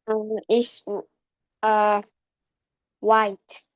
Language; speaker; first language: English; non-native, learner; Vietnamese